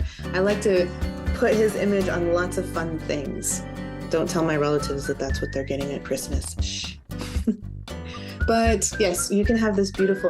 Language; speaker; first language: English; native; English